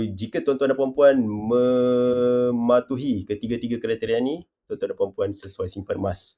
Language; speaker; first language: Malay; native; Malay